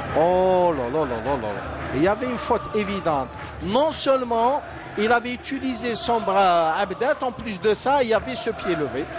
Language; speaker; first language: French; non-native, local second language; Arabic